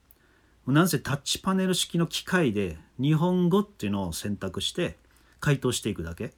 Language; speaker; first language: Japanese; native; Japanese